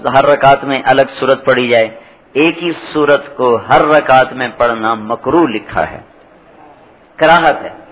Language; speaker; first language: Urdu; non-native, local second language; Punjabi